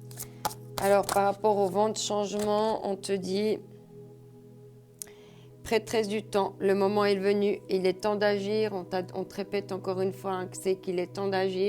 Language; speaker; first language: French; native; French